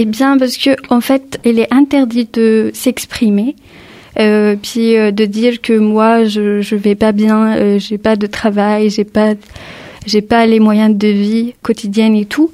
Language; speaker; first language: French; early bilingual, other home language; Arabic